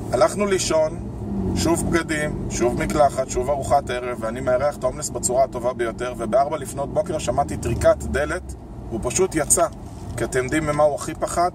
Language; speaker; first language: Hebrew; native; Hebrew